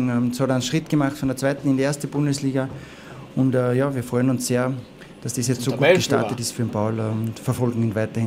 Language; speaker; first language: German; native; German